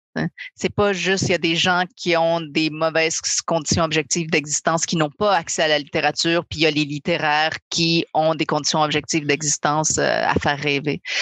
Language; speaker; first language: French; early bilingual, other home language; Spanish